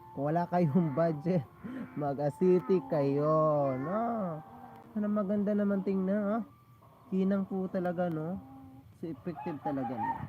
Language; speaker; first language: Filipino; non-native, local second language; Cebuano